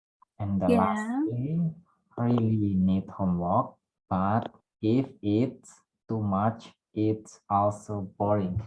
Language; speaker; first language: English; non-native, learner; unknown